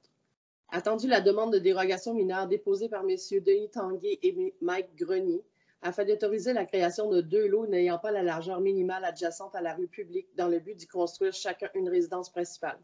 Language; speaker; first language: French; native; French